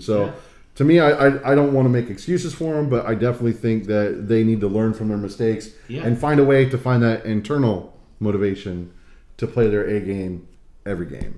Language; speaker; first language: English; native; English